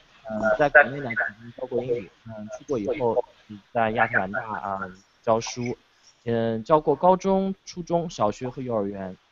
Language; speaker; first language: Chinese; native; Chinese